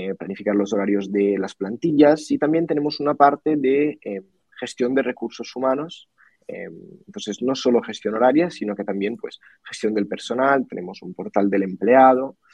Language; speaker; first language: Spanish; non-native, fluent; Italian